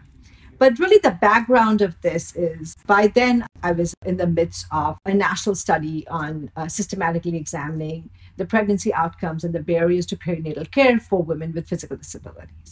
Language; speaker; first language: English; non-native, local second language; Bangla